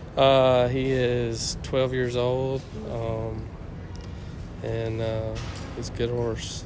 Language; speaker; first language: English; native; English